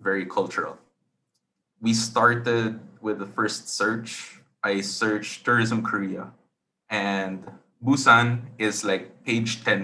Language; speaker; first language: English; non-native, local second language; Filipino